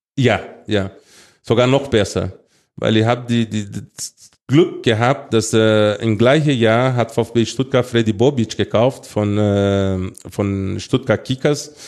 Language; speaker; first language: German; non-native, fluent; Portuguese